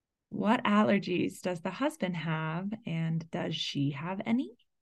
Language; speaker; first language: English; native; English